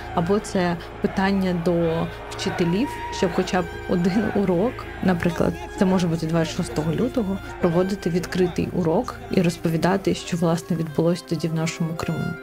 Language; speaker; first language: Ukrainian; non-native, local second language; Crimean Tatar